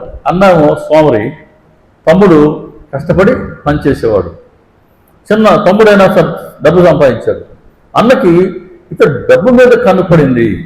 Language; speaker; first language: Telugu; native; Telugu